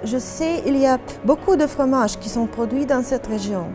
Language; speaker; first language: French; non-native, learner; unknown